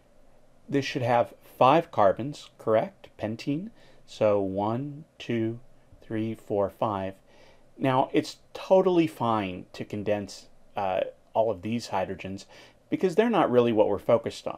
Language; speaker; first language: English; native; English